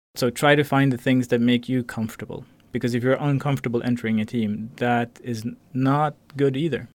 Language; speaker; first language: English; non-native, fluent; Swedish